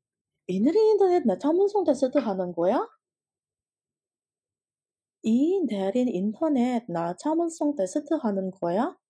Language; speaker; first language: Korean; non-native, fluent; Indonesian